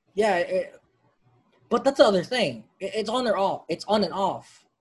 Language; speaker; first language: English; non-native, local second language; Filipino